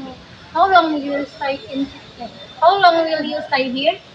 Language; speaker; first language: English; non-native, learner; Indonesian